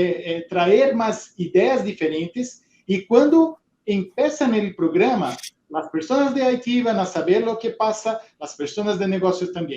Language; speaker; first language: Spanish; non-native, fluent; Portuguese